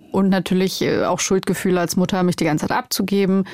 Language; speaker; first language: German; early bilingual, other home language; Romanian